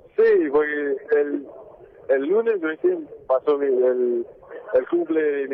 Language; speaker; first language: Spanish; non-native, fluent; English